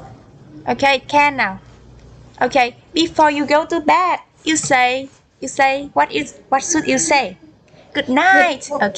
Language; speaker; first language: English; non-native, learner; Vietnamese